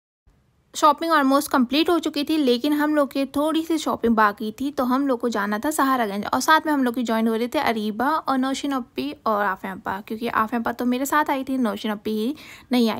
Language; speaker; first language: Hindi; native; Hindi